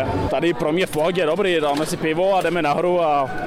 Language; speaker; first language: Czech; early bilingual, heritage; Czech